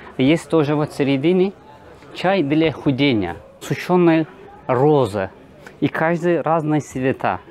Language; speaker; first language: Russian; non-native, learner; Turkish